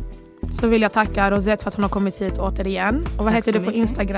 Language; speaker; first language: Swedish; early bilingual, other home language; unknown